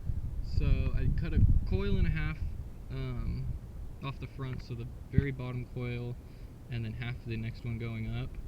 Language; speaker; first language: English; native; English